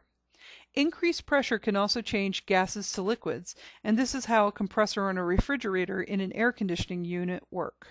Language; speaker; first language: English; native; English